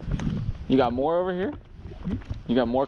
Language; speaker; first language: English; native; English